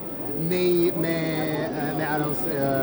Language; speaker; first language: Hindi; non-native, learner; Croatian